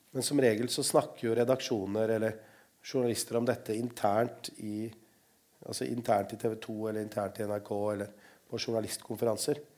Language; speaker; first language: Norwegian; early bilingual, other home language; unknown